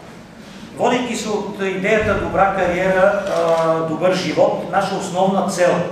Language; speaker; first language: Bulgarian; native; Bulgarian